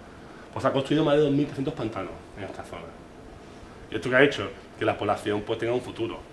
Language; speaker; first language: Spanish; native; Spanish